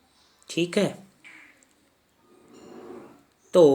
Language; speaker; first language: Hindi; native; Hindi